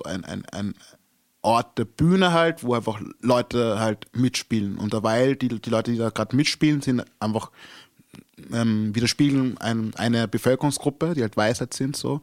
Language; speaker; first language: German; early bilingual, other home language; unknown